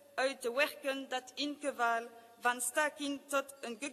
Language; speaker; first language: Dutch; non-native, local second language; French